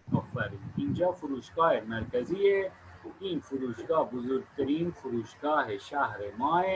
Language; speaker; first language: Persian; non-native, fluent; Urdu